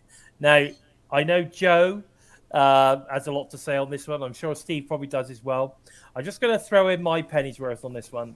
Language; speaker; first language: English; native; English